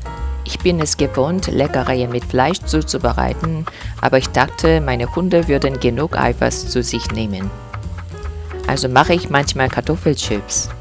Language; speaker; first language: German; non-native, fluent; Korean